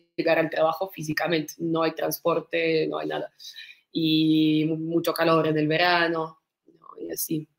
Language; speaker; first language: Spanish; non-native, fluent; Russian